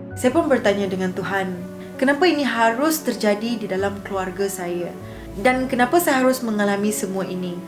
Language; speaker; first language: Malay; non-native, local second language; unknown